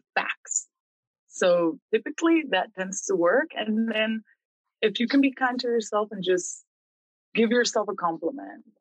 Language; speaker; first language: English; early bilingual, other home language; Spanish